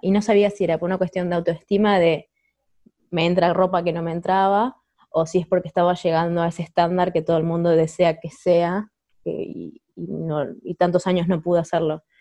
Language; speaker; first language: Spanish; native; Spanish